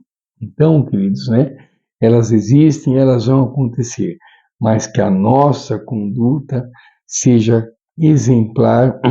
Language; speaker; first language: Portuguese; native; Portuguese